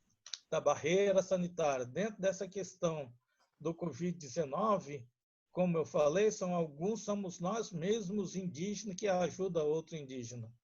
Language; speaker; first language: Portuguese; non-native, local second language; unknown